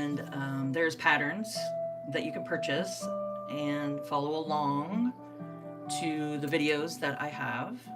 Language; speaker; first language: English; native; English